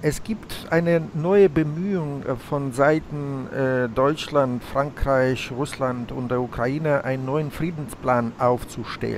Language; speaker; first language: German; non-native, fluent; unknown